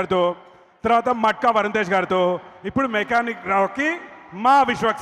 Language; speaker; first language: Telugu; native; Telugu